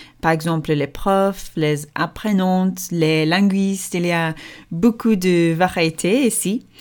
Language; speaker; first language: French; non-native, fluent; English